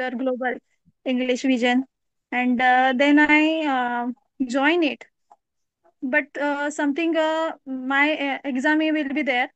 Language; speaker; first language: English; non-native, learner; Marathi